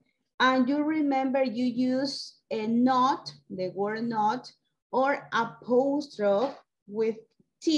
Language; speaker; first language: English; non-native, local second language; Spanish